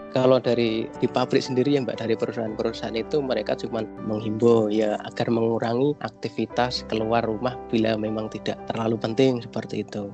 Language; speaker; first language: Indonesian; native; Indonesian